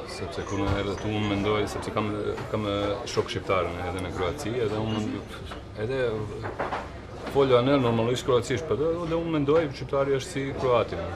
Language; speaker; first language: Albanian; non-native, learner; Croatian